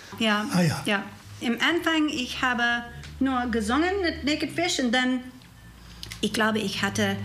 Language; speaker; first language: German; non-native, learner; English